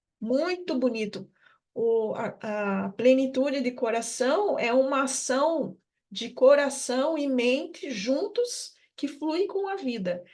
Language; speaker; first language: Portuguese; native; Portuguese